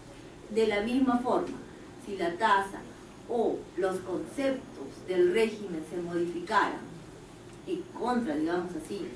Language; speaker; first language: Spanish; native; Spanish